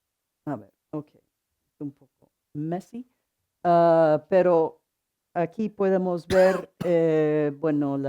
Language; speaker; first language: Spanish; non-native, fluent; English